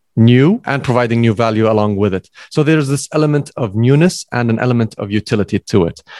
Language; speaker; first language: English; non-native, fluent; Arabic